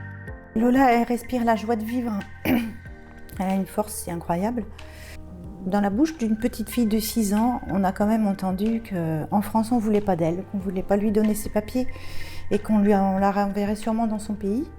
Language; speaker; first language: French; native; French